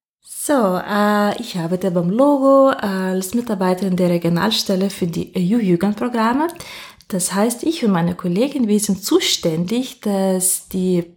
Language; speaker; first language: German; non-native, fluent; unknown